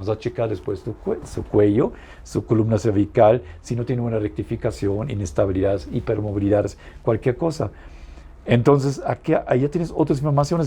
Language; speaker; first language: Spanish; non-native, fluent; German